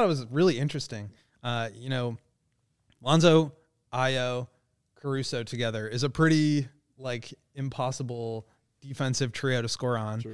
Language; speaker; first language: English; native; English